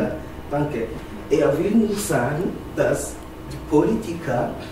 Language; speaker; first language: German; non-native, learner; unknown